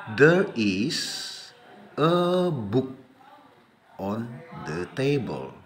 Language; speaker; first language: English; non-native, fluent; Indonesian